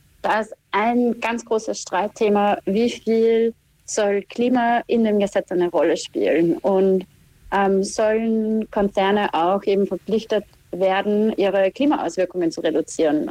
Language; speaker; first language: German; native; German